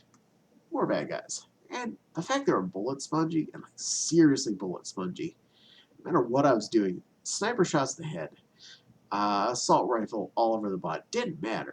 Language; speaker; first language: English; native; English